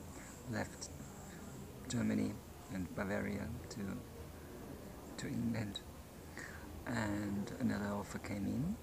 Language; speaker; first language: English; non-native, fluent; German